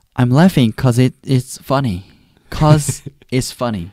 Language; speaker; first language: English; non-native, learner; Korean